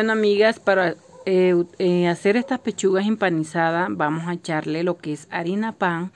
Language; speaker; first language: Spanish; native; Spanish